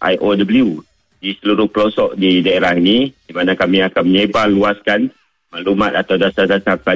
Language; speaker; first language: Malay; native; Malay